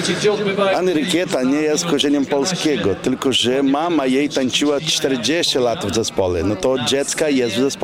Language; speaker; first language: Polish; non-native, fluent; Portuguese